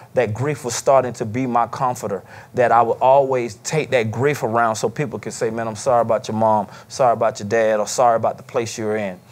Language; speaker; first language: English; native; English